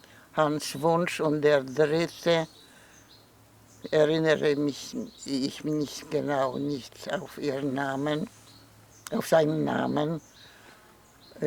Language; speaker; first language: German; non-native, fluent; Polish